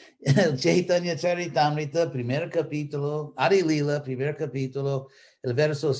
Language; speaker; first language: Spanish; non-native, fluent; English